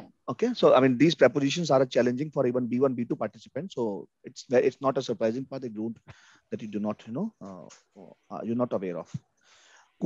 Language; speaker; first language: English; non-native, local second language; Hindi